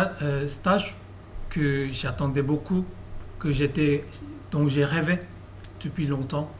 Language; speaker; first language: French; non-native, learner; Korean